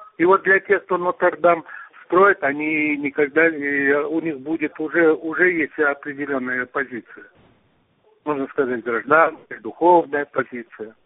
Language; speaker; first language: Russian; non-native, local second language; Uzbek